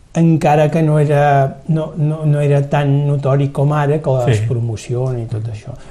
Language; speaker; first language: Catalan; native; Catalan